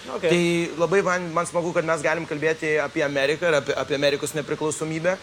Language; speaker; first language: Lithuanian; early bilingual, heritage; Spanish